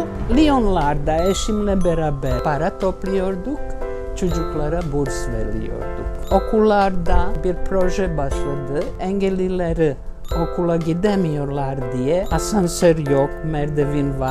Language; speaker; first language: Turkish; non-native, fluent; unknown